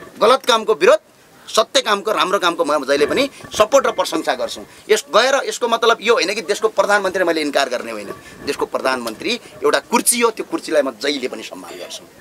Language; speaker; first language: Nepali; native; Nepali